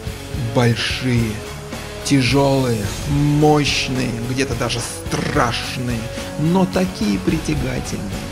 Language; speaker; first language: Russian; native; Russian